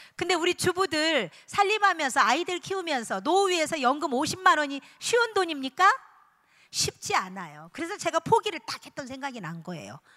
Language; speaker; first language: Korean; native; Korean